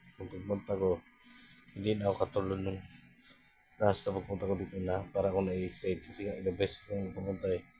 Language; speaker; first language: Filipino; non-native, local second language; Cebuano